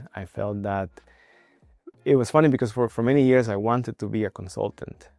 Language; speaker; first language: English; non-native, fluent; Spanish